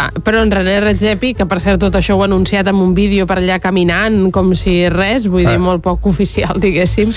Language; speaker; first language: Catalan; native; Catalan